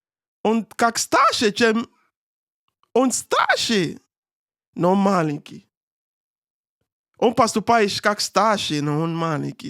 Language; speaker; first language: Russian; non-native, learner; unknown